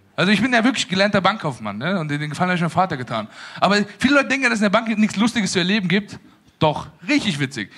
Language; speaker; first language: German; early bilingual, other home language; Persian